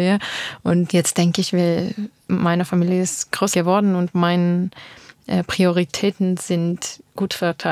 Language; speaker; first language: German; non-native, learner; Armenian